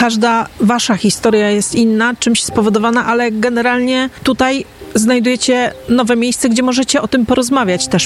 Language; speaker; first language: Polish; native; Polish